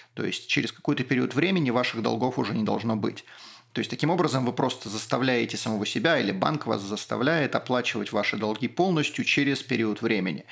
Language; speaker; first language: Russian; native; Russian